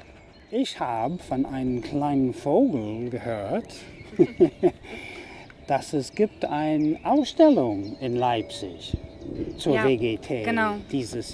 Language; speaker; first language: German; non-native, fluent; English